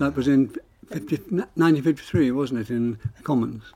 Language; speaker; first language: English; native; English